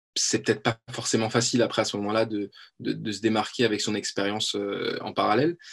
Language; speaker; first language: French; native; French